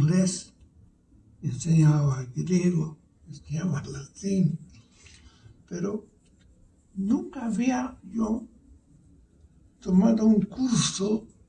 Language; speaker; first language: Spanish; early bilingual, heritage; Spanish